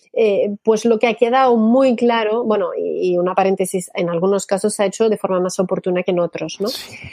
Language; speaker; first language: Spanish; non-native, fluent; French